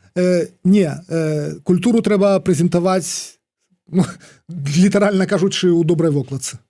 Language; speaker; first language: Belarusian; non-native, local second language; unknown